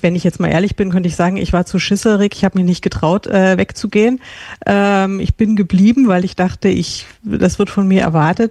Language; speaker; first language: German; native; German